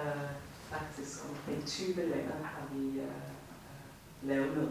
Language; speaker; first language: Danish; non-native, fluent; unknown